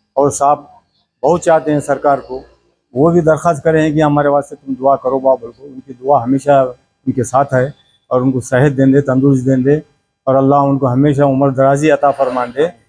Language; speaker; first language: Urdu; native; Urdu